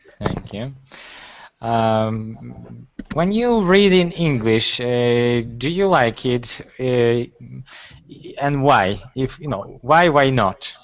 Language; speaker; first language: English; non-native, fluent; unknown